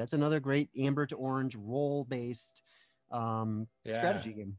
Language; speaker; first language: English; native; English